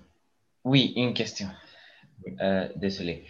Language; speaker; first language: French; non-native, learner; Spanish